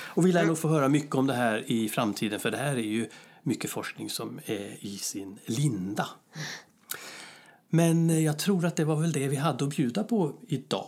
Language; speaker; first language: Swedish; native; Swedish